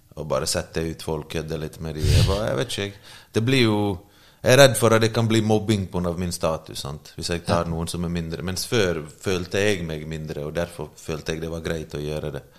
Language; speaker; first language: Norwegian; early bilingual, other home language; Bosnian